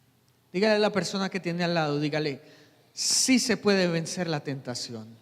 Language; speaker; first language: Spanish; native; Spanish